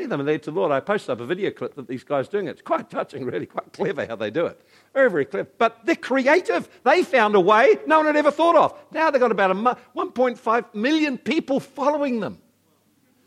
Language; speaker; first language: English; native; English